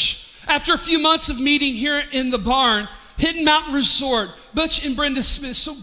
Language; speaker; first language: English; native; English